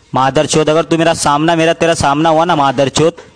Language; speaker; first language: Hindi; native; Hindi